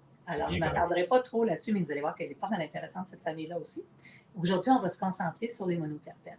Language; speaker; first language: French; native; French